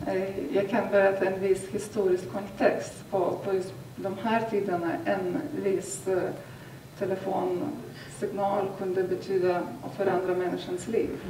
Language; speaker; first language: Swedish; non-native, fluent; Lithuanian